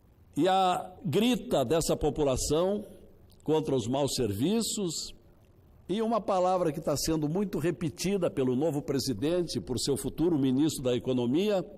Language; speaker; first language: Portuguese; native; Portuguese